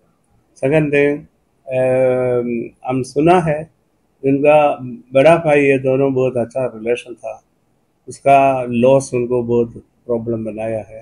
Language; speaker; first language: Hindi; non-native, local second language; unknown